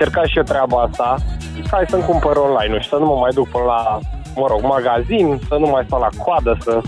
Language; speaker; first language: Romanian; native; Romanian